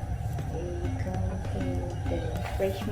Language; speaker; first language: English; non-native, learner; Thai